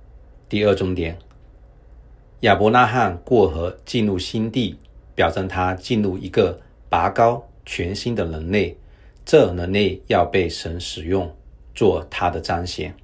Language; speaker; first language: Chinese; native; Chinese